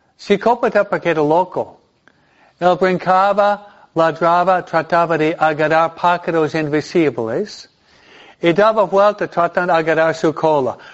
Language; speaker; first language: Spanish; non-native, fluent; English